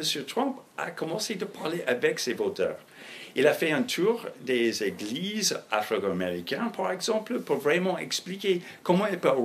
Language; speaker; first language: French; non-native, fluent; English